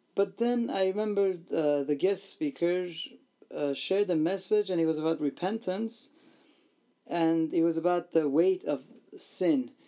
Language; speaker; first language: English; non-native, fluent; Armenian